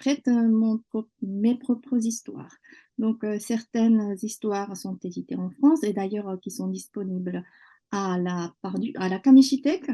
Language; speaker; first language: French; non-native, fluent; Japanese